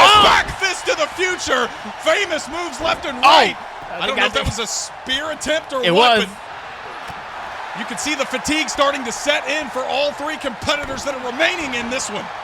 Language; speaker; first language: English; native; English